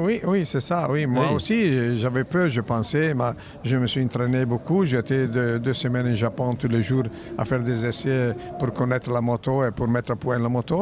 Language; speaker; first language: French; non-native, fluent; Italian